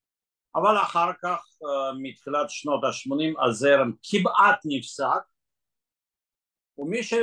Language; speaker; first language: Hebrew; non-native, fluent; Russian